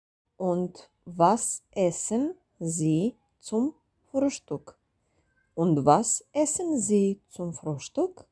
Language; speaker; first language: German; non-native, fluent; Serbian